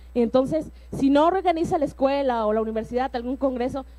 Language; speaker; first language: Spanish; native; Spanish